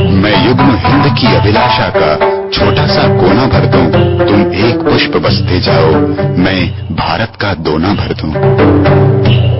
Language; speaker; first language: Hindi; native; Hindi